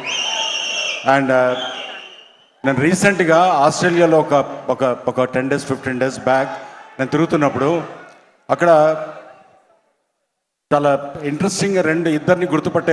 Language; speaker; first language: Telugu; native; Telugu